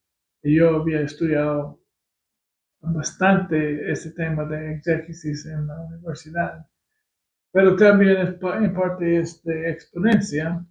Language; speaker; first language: Spanish; non-native, fluent; English